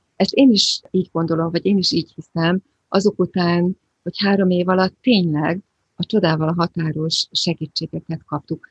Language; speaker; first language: Hungarian; native; Hungarian